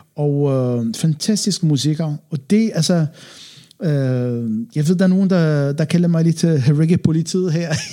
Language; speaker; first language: Danish; non-native, fluent; Arabic